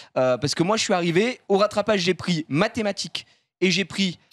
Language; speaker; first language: French; native; French